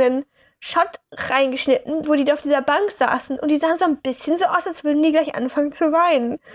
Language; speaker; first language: German; native; German